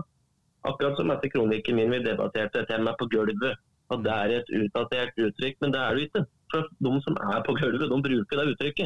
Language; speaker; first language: Norwegian; native; Norwegian